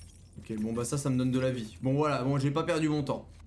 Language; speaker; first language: French; native; French